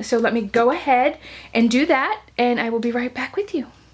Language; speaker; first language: English; native; English